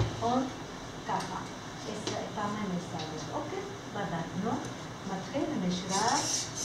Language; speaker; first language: Hebrew; non-native, learner; Russian